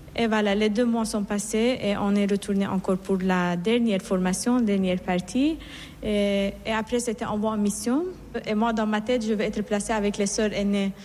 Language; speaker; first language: French; non-native, fluent; Persian